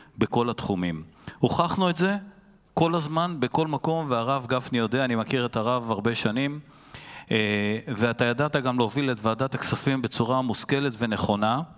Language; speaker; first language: Hebrew; native; Hebrew